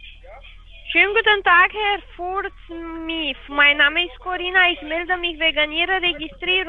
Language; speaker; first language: German; non-native, fluent; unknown